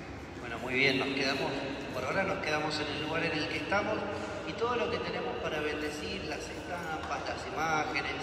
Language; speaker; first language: Spanish; native; Spanish